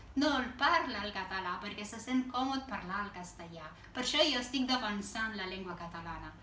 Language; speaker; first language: Catalan; non-native, fluent; Romanian